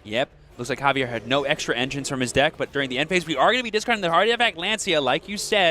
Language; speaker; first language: English; native; English